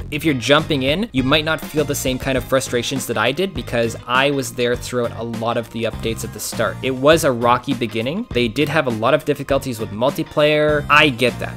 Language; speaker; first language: English; native; English